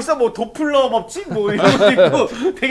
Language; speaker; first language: Korean; native; Korean